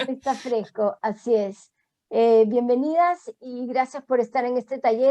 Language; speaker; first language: Spanish; native; Spanish